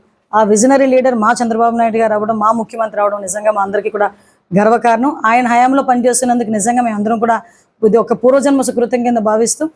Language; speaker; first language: Telugu; native; Telugu